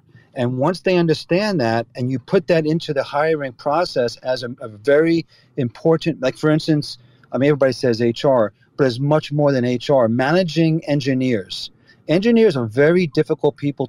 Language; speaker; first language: English; native; English